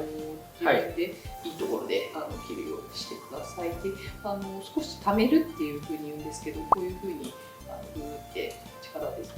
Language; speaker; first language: Japanese; native; Japanese